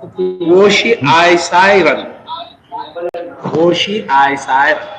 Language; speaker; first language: Chinese; non-native, learner; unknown